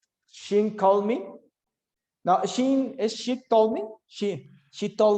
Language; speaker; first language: English; non-native, learner; Spanish